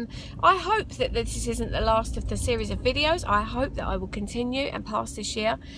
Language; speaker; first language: English; native; English